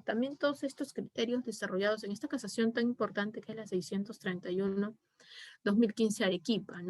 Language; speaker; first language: Spanish; native; Spanish